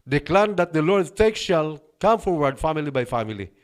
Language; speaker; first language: English; non-native, local second language; Filipino